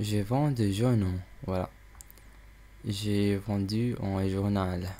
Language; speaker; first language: French; non-native, learner; English